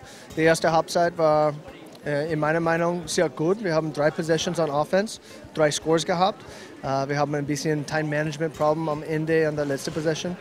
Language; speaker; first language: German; non-native, fluent; English